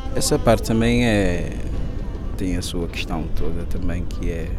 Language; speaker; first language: Portuguese; non-native, local second language; Kabuverdianu